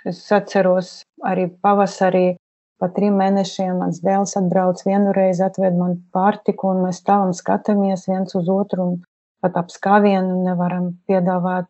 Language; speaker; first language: Latvian; non-native, local second language; Russian